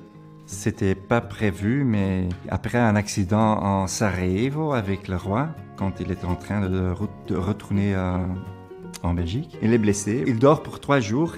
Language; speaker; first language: French; non-native, local second language; Dutch